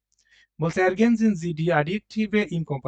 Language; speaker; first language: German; non-native, fluent; Bangla